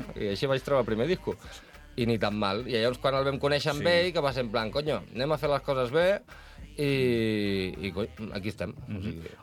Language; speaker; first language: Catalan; non-native, local second language; Spanish